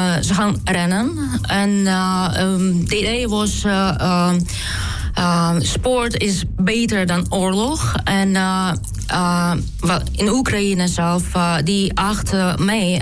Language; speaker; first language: Dutch; non-native, learner; Ukrainian